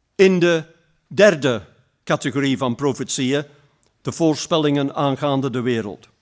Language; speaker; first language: Dutch; non-native, fluent; English